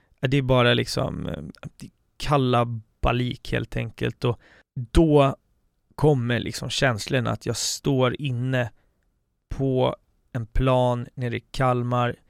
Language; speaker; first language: Swedish; native; Swedish